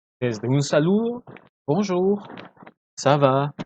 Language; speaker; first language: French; non-native, fluent; Spanish